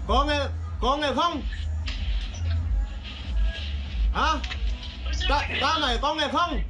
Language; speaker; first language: Vietnamese; non-native, learner; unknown